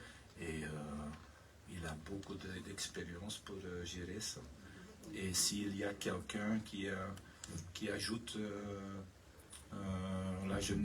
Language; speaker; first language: French; non-native, learner; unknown